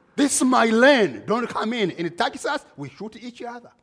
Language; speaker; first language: English; non-native, local second language; Kinyarwanda